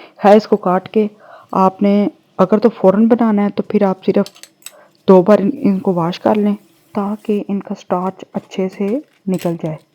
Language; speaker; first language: Urdu; non-native, local second language; Punjabi